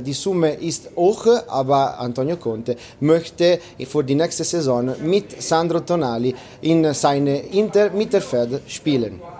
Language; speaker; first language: German; non-native, learner; Italian